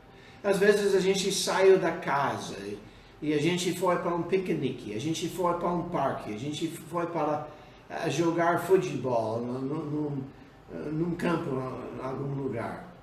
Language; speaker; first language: Portuguese; non-native, fluent; English